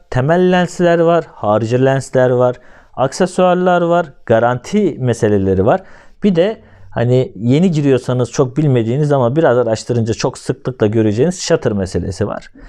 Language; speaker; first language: Turkish; native; Turkish